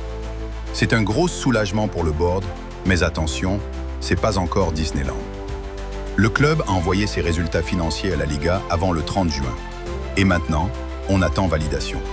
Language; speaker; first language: French; native; French